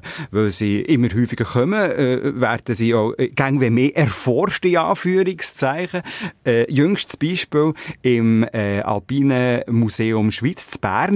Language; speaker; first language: German; native; German